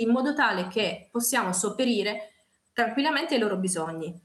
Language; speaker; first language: Italian; native; Italian